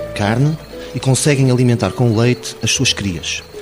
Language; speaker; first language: Portuguese; native; Portuguese